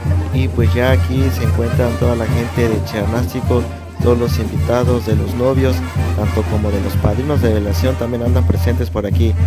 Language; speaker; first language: Spanish; native; Spanish